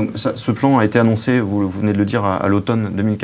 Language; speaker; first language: French; native; French